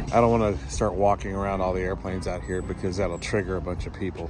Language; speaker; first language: English; native; English